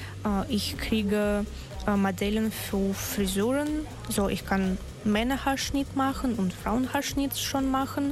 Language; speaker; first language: German; non-native, learner; Russian